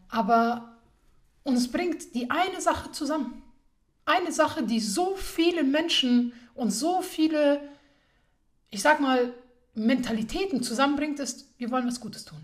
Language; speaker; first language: German; early bilingual, other home language; Persian